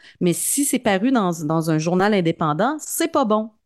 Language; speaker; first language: French; native; French